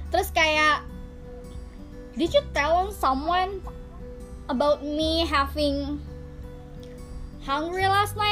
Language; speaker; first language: English; non-native, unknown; Indonesian